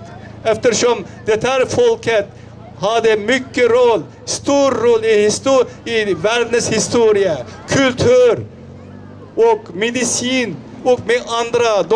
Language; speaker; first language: Swedish; non-native, fluent; Uyghur